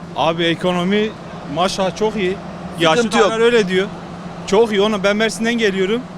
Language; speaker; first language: Turkish; native; Turkish